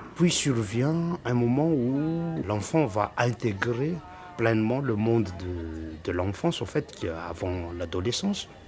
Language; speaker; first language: French; non-native, local second language; Malagasy